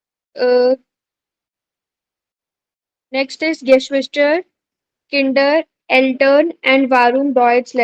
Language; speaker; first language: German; non-native, fluent; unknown